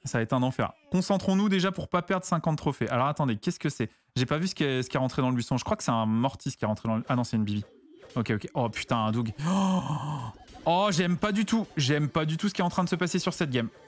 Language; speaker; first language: French; native; French